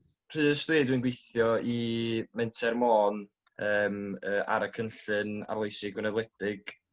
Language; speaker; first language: Welsh; native; Welsh